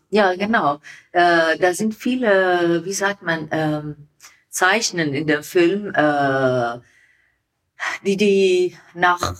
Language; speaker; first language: German; non-native, learner; Persian